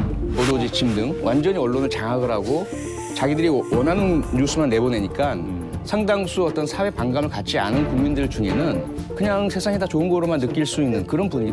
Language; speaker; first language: Korean; native; Korean